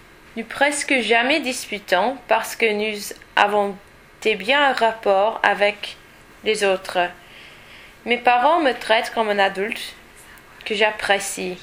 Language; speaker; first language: French; non-native, learner; English